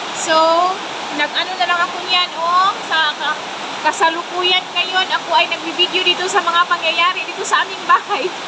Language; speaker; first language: Filipino; non-native, local second language; Cebuano